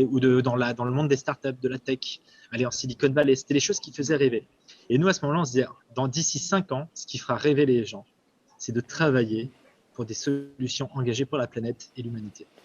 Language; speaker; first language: French; native; French